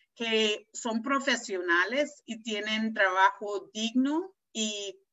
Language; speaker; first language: Spanish; non-native, fluent; English